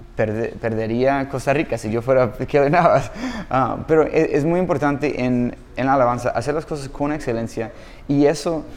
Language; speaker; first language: Spanish; non-native, fluent; English